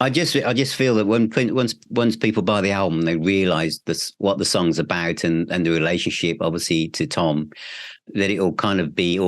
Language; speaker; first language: English; native; English